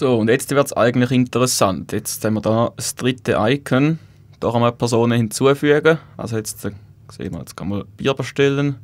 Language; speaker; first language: German; native; German